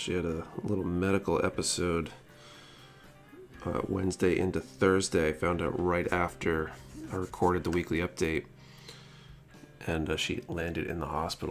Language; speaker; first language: English; native; English